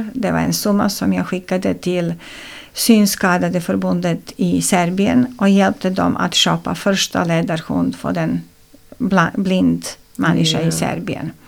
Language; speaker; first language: Swedish; non-native, fluent; Serbian